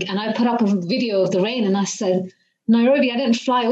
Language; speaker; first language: English; native; English